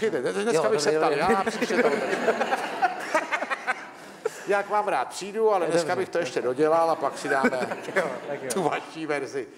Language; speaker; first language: Czech; native; Czech